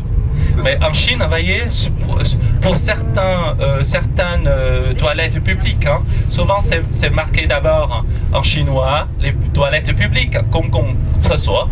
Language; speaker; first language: French; non-native, fluent; Chinese